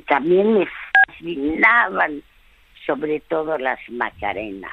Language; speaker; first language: Spanish; early bilingual, other home language; French